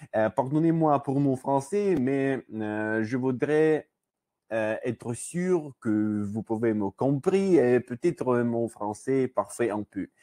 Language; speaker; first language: French; non-native, learner; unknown